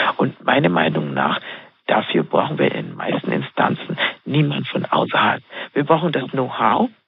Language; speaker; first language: German; non-native, fluent; Swahili